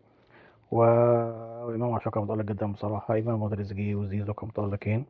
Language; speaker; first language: Arabic; native; Arabic